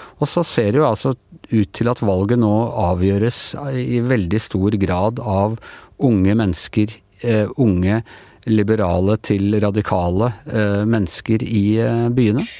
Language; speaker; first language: Norwegian; native; Norwegian